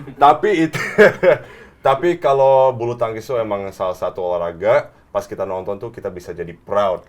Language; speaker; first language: Indonesian; non-native, fluent; English